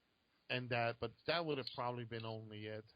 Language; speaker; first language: English; native; English